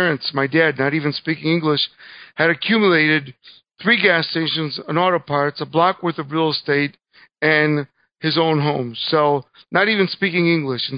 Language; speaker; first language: English; early bilingual, other home language; Spanish